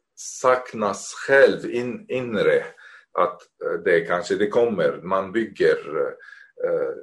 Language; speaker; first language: Swedish; non-native, fluent; Arabic